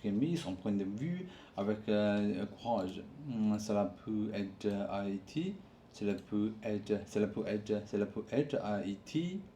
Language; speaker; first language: French; non-native, learner; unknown